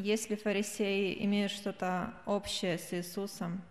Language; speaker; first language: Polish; non-native, learner; Russian